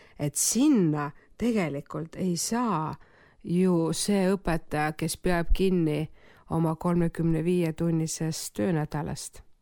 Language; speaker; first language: Estonian; non-native, local second language; Russian